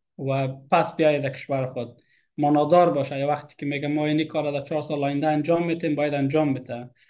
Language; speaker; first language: Persian; native; Persian